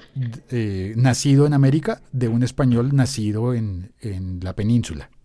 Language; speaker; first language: Spanish; native; Spanish